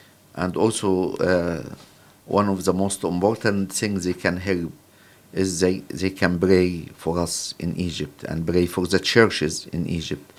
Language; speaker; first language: English; non-native, fluent; Arabic